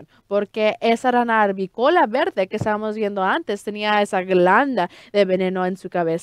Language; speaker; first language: Spanish; early bilingual, heritage; Spanish